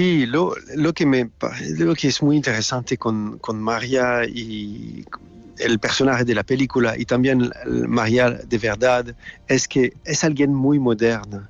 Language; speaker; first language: Spanish; non-native, learner; French